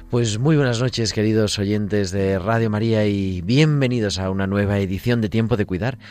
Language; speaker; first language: Spanish; native; Spanish